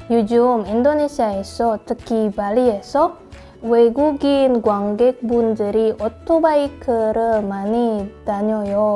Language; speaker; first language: Korean; non-native, learner; Indonesian